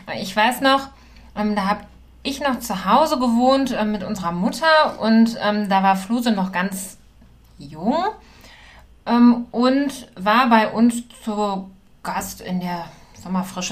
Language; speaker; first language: German; native; German